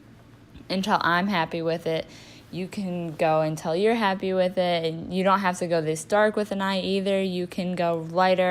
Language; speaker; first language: English; native; English